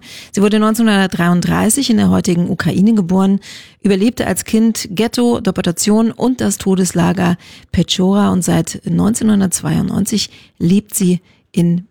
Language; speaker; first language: German; native; German